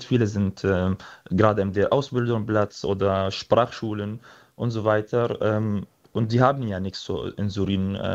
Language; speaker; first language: German; non-native, fluent; Arabic